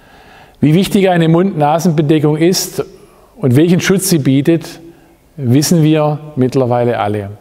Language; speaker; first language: German; native; German